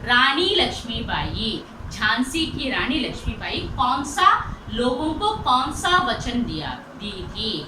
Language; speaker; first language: Hindi; non-native, local second language; Telugu